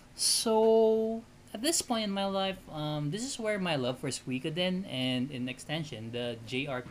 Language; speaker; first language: English; non-native, local second language; Filipino